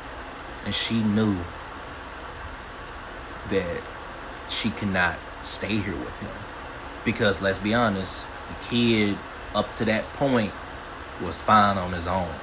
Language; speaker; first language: English; native; English